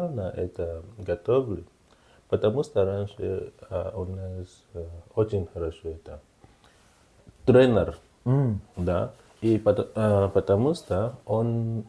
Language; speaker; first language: Russian; non-native, learner; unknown